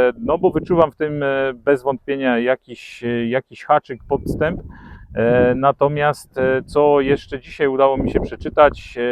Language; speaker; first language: Polish; native; Polish